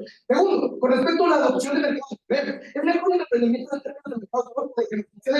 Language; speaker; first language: Spanish; native; Spanish